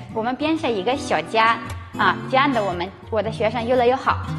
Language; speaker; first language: Chinese; non-native, fluent; Ukrainian